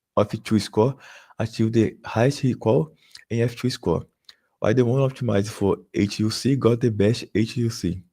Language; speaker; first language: English; non-native, fluent; Portuguese